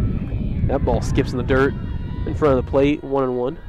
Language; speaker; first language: English; native; English